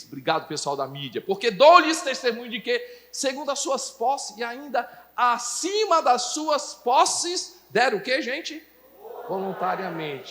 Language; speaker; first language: Portuguese; native; Portuguese